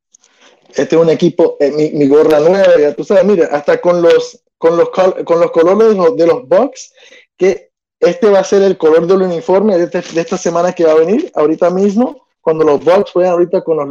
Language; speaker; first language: Spanish; early bilingual, other home language; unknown